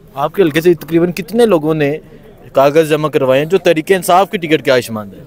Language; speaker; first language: Urdu; non-native, local second language; Punjabi